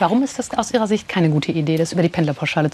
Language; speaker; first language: German; native; German